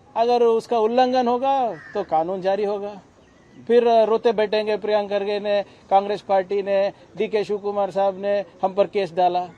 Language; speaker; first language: Hindi; non-native, local second language; Kannada